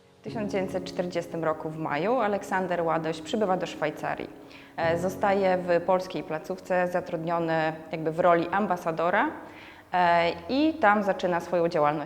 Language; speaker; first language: Polish; native; Polish